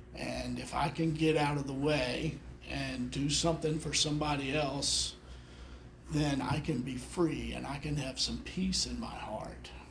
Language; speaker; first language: English; native; English